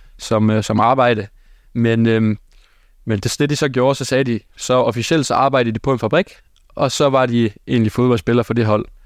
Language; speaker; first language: Danish; early bilingual, other home language; German